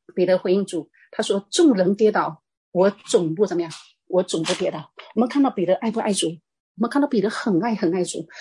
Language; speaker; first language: Chinese; native; Chinese